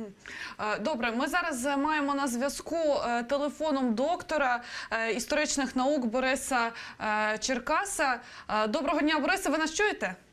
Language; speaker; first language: Ukrainian; native; Ukrainian